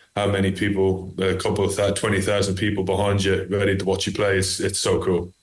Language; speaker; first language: English; native; English